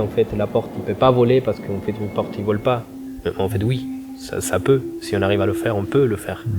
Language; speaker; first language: French; non-native, fluent; Spanish